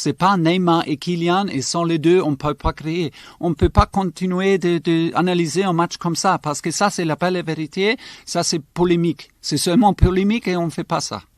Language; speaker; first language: French; non-native, fluent; German